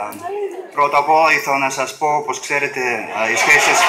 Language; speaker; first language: Greek; non-native, learner; Russian